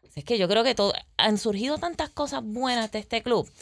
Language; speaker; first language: Spanish; native; Spanish